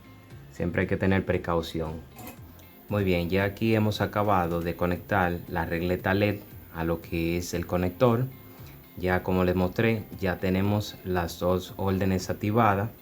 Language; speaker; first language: Spanish; native; Spanish